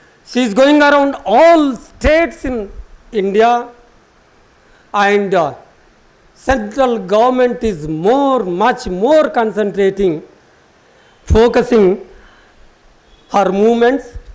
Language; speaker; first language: English; non-native, local second language; Telugu